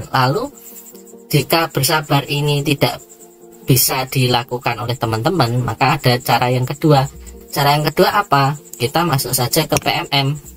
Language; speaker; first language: Indonesian; native; Indonesian